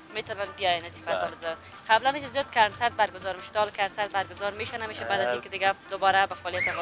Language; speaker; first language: Persian; native; Persian